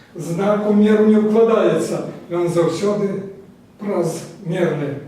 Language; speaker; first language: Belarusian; native; Belarusian